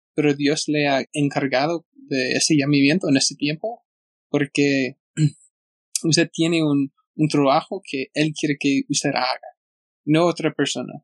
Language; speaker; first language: Spanish; non-native, fluent; English